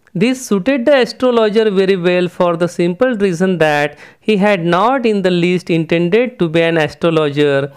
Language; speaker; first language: English; non-native, local second language; Marathi